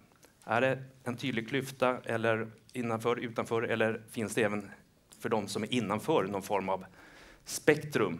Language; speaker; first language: Swedish; native; Swedish